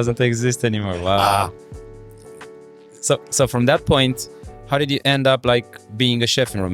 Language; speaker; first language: English; non-native, fluent; Romanian